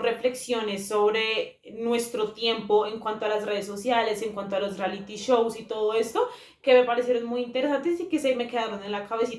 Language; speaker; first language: Spanish; native; Spanish